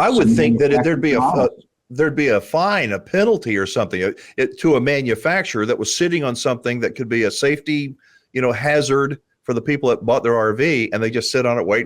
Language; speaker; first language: English; native; English